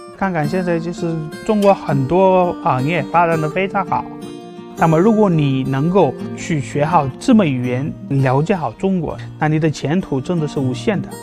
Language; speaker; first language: Chinese; non-native, fluent; Bulgarian